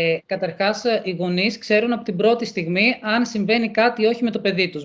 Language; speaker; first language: Greek; native; Greek